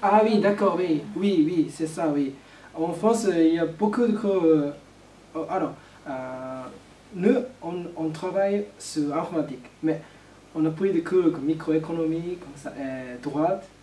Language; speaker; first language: French; non-native, learner; Japanese